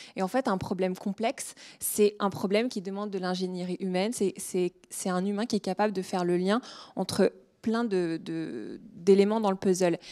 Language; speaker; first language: French; native; French